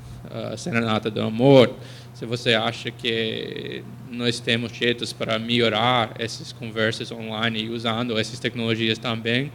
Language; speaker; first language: Portuguese; non-native, fluent; English